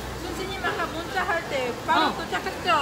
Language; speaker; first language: Korean; non-native, learner; Filipino